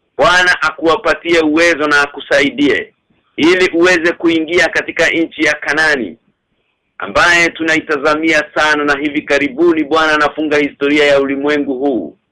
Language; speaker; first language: Swahili; native; Swahili